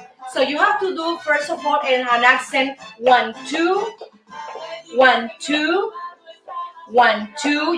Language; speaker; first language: English; non-native, fluent; Spanish